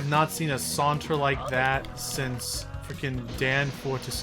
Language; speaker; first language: English; native; English